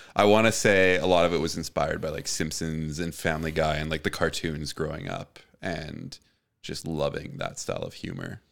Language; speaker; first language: English; native; English